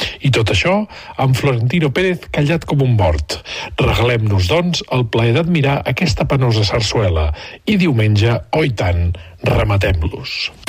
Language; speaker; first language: Catalan; native; Catalan